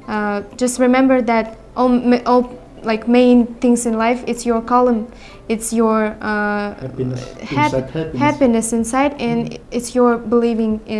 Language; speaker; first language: English; non-native, learner; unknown